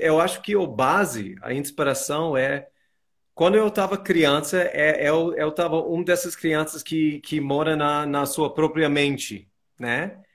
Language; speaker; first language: Portuguese; non-native, fluent; English